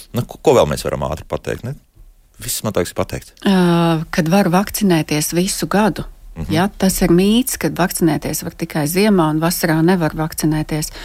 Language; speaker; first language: Latvian; native; Latvian